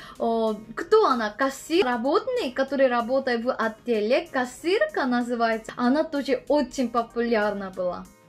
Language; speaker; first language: Russian; non-native, learner; Korean